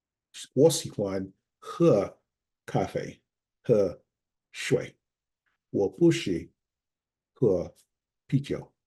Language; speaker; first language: Chinese; non-native, learner; English